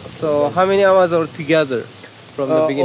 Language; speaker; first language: English; non-native, learner; Japanese